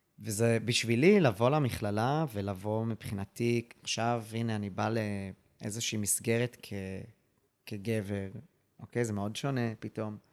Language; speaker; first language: Hebrew; early bilingual, other home language; English